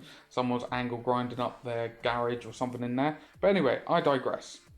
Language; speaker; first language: English; native; English